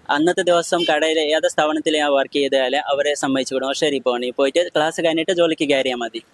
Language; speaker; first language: Malayalam; non-native, local second language; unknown